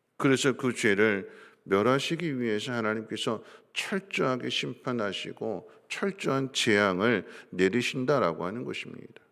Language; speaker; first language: Korean; native; Korean